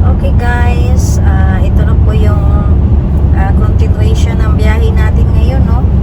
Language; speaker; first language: Filipino; native; Filipino